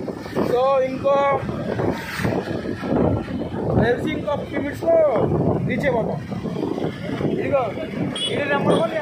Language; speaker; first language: Telugu; native; Telugu